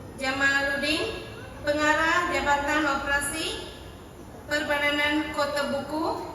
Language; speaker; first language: Malay; non-native, local second language; Tamil